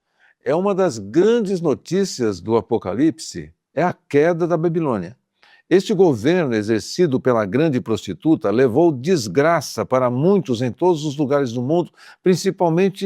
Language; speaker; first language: Portuguese; native; Portuguese